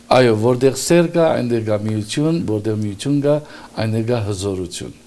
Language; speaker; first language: Armenian; early bilingual, heritage; Armenian